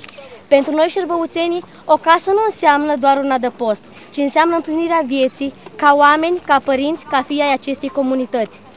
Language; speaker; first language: Romanian; native; Romanian